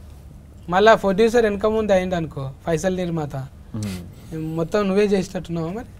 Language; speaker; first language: Telugu; native; Telugu